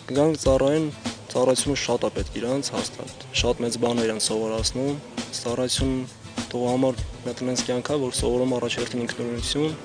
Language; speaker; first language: Armenian; non-native, local second language; Kurdish